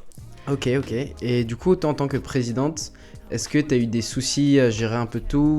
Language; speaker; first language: French; native; French